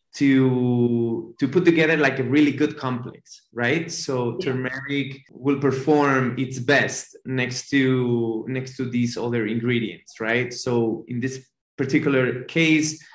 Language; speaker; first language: English; non-native, fluent; Spanish